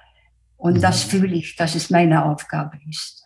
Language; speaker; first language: German; non-native, fluent; Hungarian